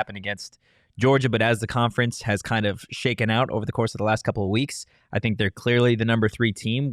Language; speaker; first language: English; native; English